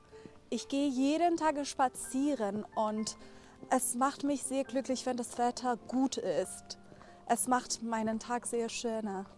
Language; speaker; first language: German; non-native, fluent; Persian